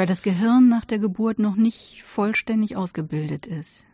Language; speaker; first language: German; native; German